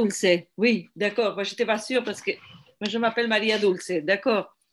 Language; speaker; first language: French; non-native, fluent; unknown